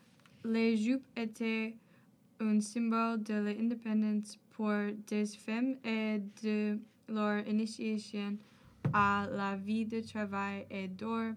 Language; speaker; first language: French; non-native, learner; English